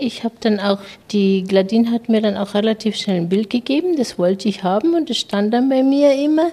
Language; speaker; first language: German; native; German